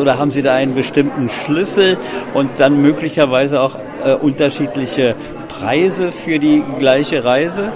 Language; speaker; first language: German; native; German